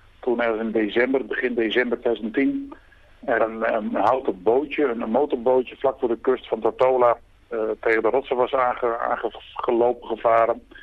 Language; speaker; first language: Dutch; native; Dutch